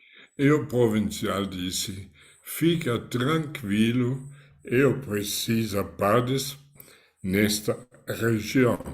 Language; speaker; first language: Portuguese; non-native, fluent; German